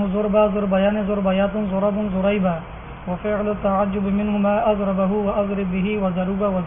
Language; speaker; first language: Arabic; non-native, learner; Urdu